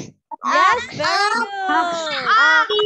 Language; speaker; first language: English; non-native, fluent; Indonesian